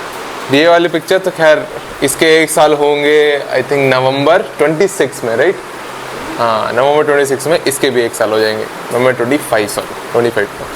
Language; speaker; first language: Hindi; native; Hindi